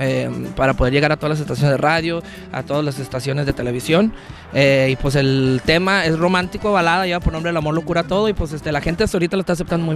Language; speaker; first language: Spanish; native; Spanish